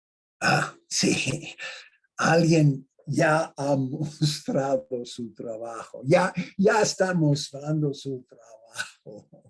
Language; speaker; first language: Spanish; non-native, fluent; English